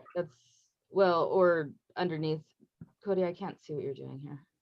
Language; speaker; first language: English; native; English